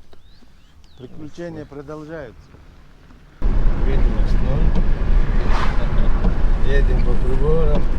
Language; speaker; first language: Russian; non-native, local second language; Chechen